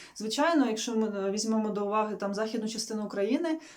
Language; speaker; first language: Ukrainian; non-native, local second language; Russian